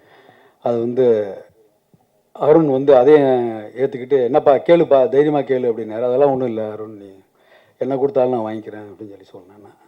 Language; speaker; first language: Tamil; native; Tamil